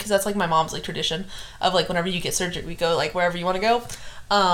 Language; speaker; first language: English; native; English